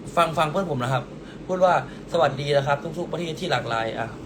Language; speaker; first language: Thai; native; Thai